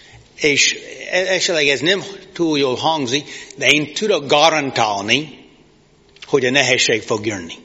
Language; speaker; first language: Hungarian; non-native, fluent; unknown